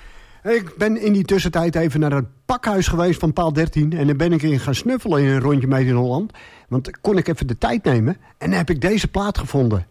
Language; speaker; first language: Dutch; native; Dutch